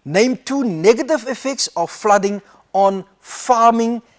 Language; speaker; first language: English; non-native, local second language; Afrikaans